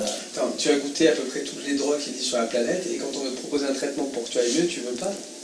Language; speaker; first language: French; native; French